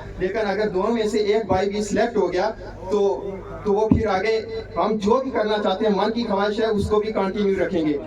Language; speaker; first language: Hindi; non-native, local second language; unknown